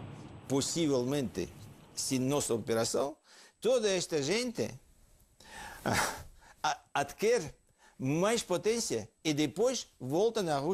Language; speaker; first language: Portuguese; non-native, fluent; Russian